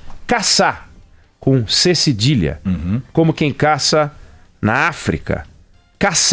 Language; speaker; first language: Portuguese; native; Portuguese